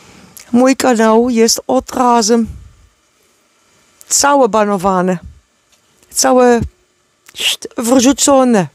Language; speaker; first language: Polish; non-native, learner; Dutch